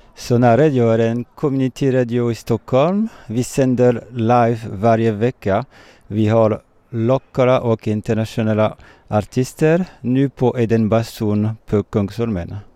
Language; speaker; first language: Swedish; non-native, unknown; French